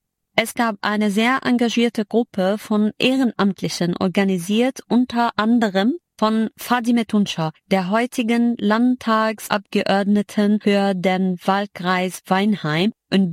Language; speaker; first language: German; non-native, fluent; Arabic